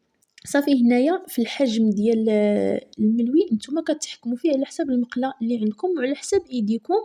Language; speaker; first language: Arabic; native; Arabic